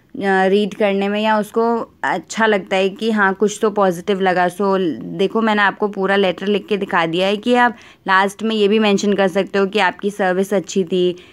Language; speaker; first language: Hindi; native; Hindi